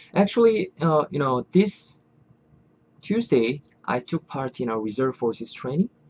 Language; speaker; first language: English; non-native, fluent; Korean